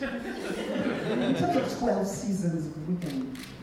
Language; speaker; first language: English; non-native, fluent; French